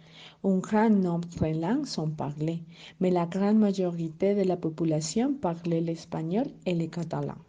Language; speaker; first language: French; non-native, learner; Spanish